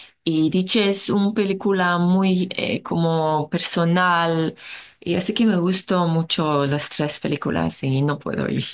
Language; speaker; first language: Spanish; non-native, learner; Hebrew